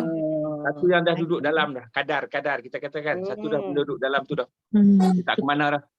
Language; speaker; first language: Indonesian; non-native, local second language; Malay